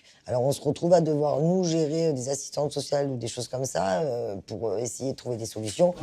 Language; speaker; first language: French; native; French